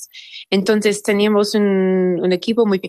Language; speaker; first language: Spanish; non-native, learner; English